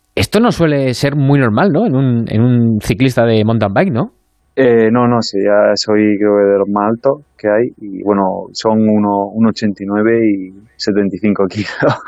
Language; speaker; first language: Spanish; native; Spanish